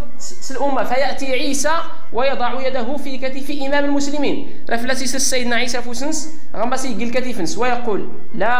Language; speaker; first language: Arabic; non-native, local second language; Tachelhit